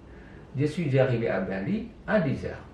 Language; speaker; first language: French; non-native, fluent; Indonesian